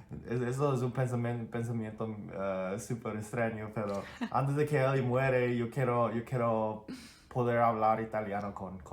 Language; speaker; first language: Spanish; non-native, fluent; English